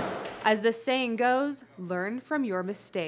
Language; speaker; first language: English; native; English